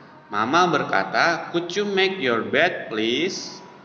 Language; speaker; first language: English; non-native, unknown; Indonesian